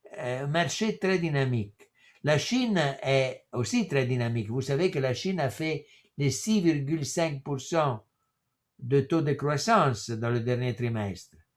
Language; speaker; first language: French; non-native, fluent; Italian